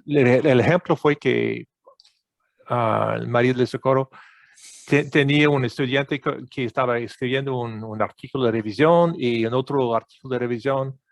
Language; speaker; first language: Spanish; non-native, fluent; English